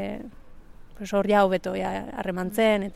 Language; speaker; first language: Basque; early bilingual, other home language; Spanish